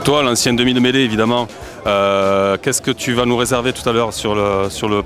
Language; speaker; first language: French; native; French